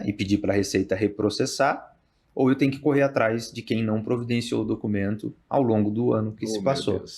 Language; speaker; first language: Portuguese; native; Portuguese